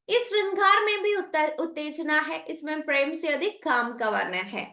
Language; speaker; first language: Hindi; non-native, local second language; Malayalam